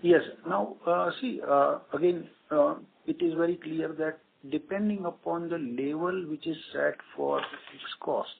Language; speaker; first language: English; non-native, local second language; Gujarati